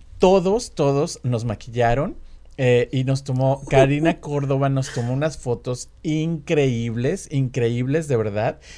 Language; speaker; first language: Spanish; native; Spanish